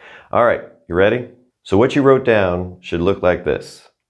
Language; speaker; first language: English; native; English